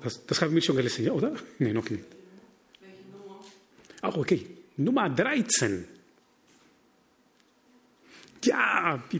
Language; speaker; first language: German; non-native, fluent; Spanish